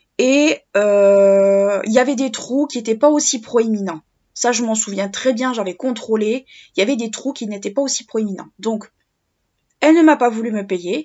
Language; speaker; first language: French; native; French